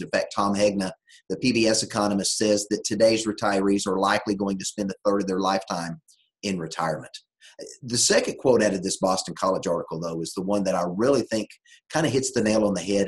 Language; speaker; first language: English; native; English